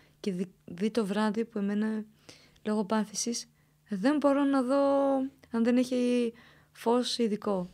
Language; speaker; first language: Greek; early bilingual, other home language; Romanian